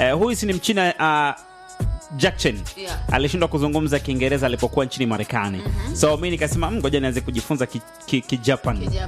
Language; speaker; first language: Swahili; native; Swahili